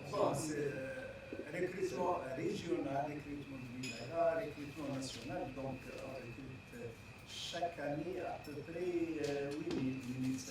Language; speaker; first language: French; non-native, local second language; Arabic